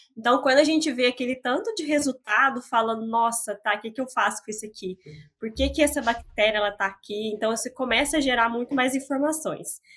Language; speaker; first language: Portuguese; native; Portuguese